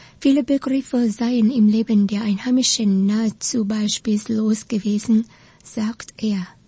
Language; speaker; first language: German; non-native, fluent; Vietnamese